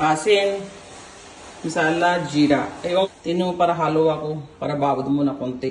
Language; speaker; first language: Filipino; non-native, learner; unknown